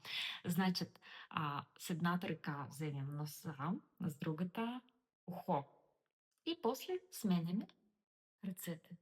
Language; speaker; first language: Bulgarian; non-native, learner; Russian